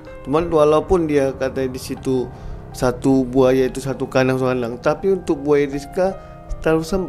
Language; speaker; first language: Indonesian; native; Indonesian